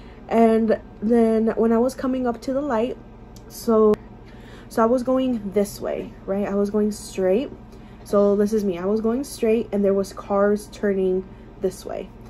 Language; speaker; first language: English; early bilingual, other home language; Spanish